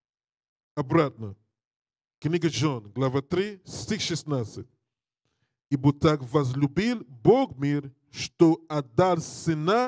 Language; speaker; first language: Russian; non-native, learner; English